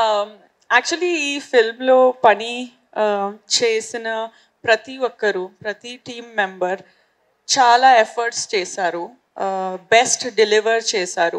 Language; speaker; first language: Telugu; non-native, fluent; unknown